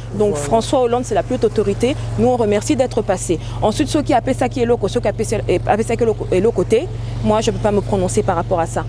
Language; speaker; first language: French; early bilingual, other home language; Lingala